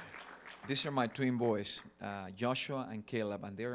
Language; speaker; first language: English; non-native, fluent; Spanish